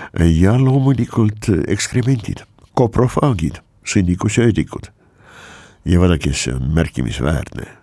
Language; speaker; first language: Estonian; non-native, local second language; Russian